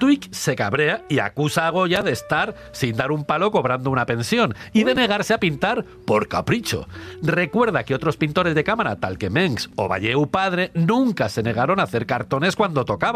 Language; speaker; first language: Spanish; native; Spanish